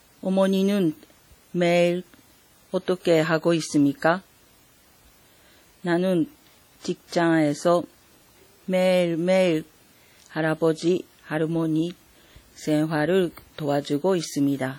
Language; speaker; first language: Korean; non-native, fluent; Japanese